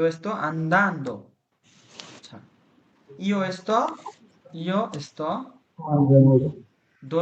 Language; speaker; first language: Italian; non-native, fluent; Bangla